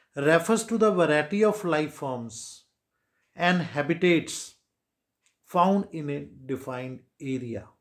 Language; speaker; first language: English; non-native, local second language; Punjabi